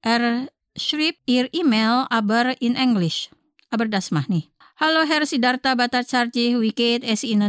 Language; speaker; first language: German; non-native, fluent; Indonesian